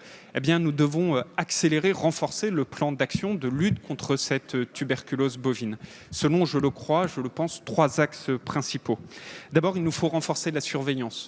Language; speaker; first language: French; native; French